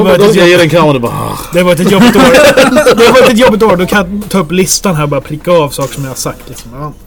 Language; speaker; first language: Swedish; native; Swedish